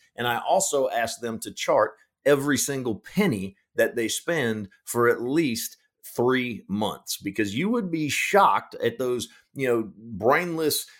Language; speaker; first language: English; native; English